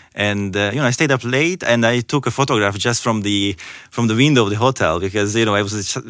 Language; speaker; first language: English; non-native, fluent; Hungarian